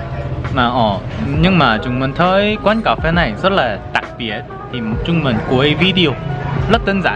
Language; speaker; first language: Vietnamese; non-native, fluent; Korean